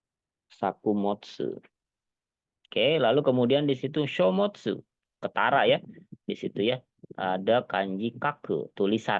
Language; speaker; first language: Indonesian; native; Indonesian